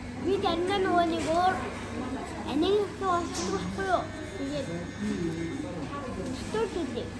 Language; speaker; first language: Mongolian; early bilingual, heritage; Mongolian